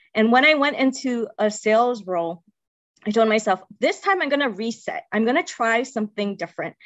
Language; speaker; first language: English; native; English